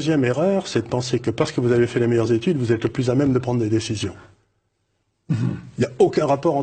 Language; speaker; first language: French; native; French